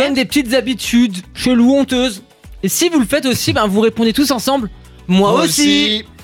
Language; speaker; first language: French; native; French